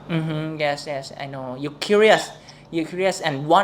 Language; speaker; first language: English; non-native, learner; Thai